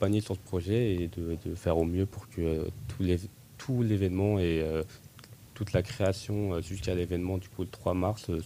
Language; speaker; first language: French; native; French